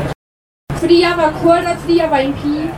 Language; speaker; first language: Danish; non-native, learner; Kurdish